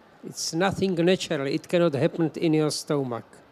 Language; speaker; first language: English; non-native, fluent; Czech